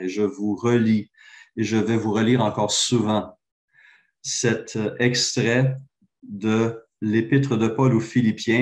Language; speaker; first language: French; native; French